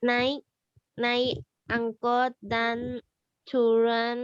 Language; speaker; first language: Indonesian; non-native, learner; Thai